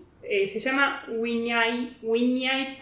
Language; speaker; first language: Spanish; native; Spanish